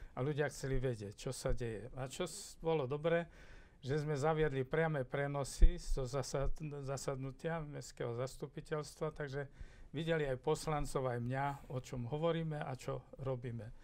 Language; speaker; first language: Slovak; native; Slovak